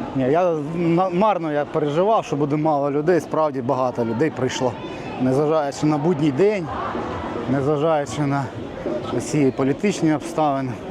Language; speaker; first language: Ukrainian; native; Ukrainian